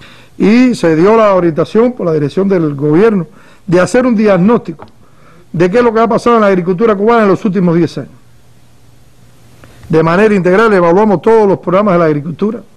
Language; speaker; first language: Spanish; native; Spanish